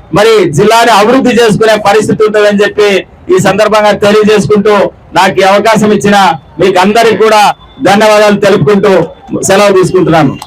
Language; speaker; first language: Telugu; native; Telugu